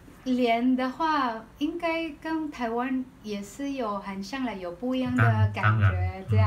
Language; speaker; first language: Chinese; non-native, learner; Filipino